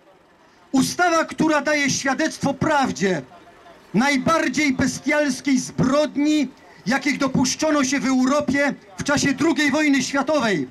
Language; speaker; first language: Polish; native; Polish